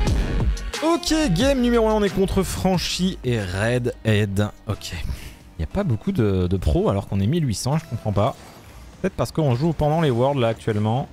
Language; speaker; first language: French; native; French